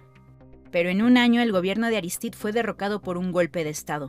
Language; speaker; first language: Spanish; native; Spanish